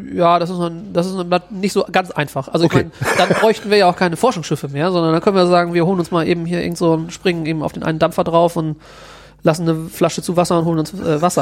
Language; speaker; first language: German; native; German